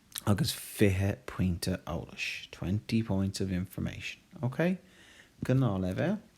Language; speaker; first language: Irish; non-native, local second language; English